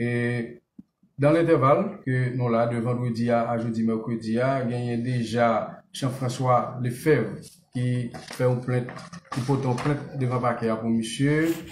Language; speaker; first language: French; non-native, local second language; Haitian Creole